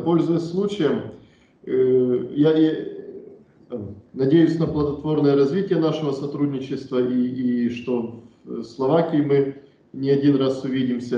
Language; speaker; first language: Russian; native; Russian